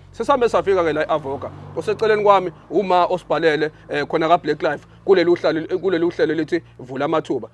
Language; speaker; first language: Zulu; native; Zulu